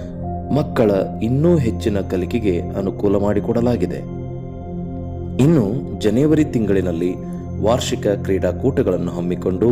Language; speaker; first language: Kannada; native; Kannada